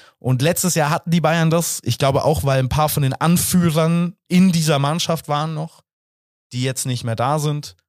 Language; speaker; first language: German; native; German